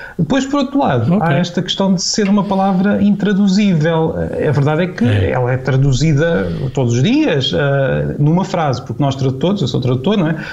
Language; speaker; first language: Portuguese; native; Portuguese